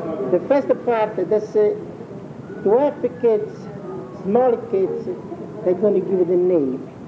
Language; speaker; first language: English; non-native, learner; Italian